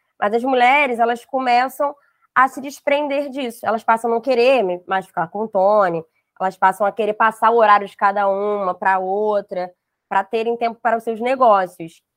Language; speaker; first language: Portuguese; native; Portuguese